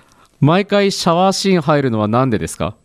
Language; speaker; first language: Japanese; native; Japanese